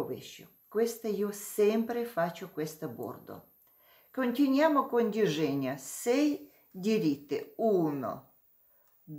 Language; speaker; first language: Italian; non-native, learner; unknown